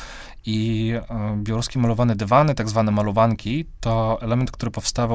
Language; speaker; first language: Polish; non-native, fluent; Russian